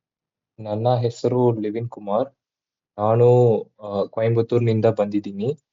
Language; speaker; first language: Kannada; non-native, learner; Tamil